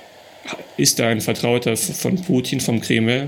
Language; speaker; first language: German; early bilingual, other home language; Russian